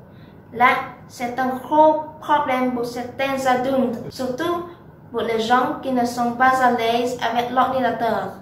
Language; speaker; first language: French; non-native, learner; Vietnamese